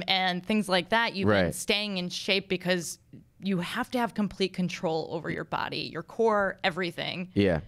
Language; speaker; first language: English; native; English